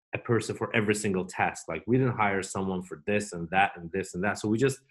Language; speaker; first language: English; non-native, fluent; Turkish